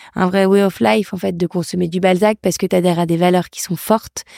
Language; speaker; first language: French; native; French